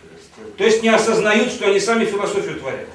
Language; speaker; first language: Russian; native; Russian